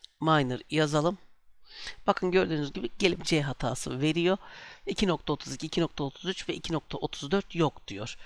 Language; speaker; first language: Turkish; native; Turkish